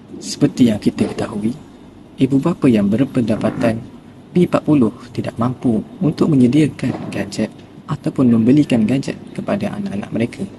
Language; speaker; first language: Malay; native; Malay